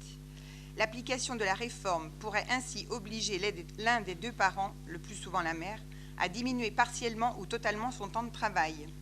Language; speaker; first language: French; native; French